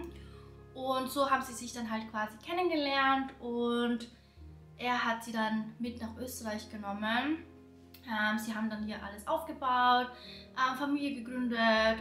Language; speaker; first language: German; early bilingual, other home language; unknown